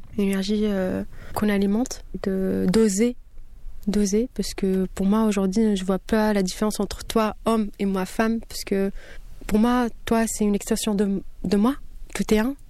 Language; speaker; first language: French; early bilingual, other home language; Kabyle